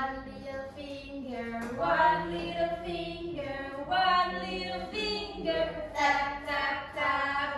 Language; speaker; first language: English; non-native, learner; Indonesian